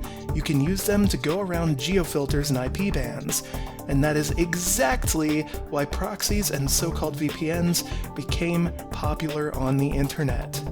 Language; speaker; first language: English; native; English